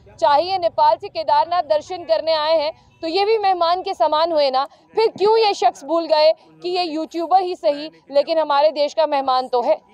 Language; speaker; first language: Hindi; native; Hindi